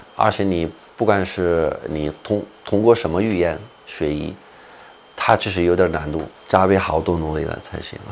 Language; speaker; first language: Chinese; non-native, fluent; Arabic